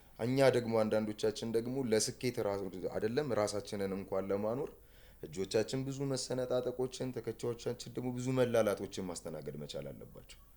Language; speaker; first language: Amharic; native; Amharic